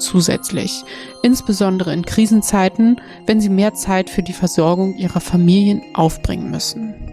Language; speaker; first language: German; native; German